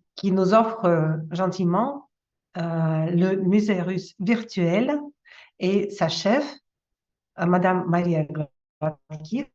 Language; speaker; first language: French; non-native, fluent; Russian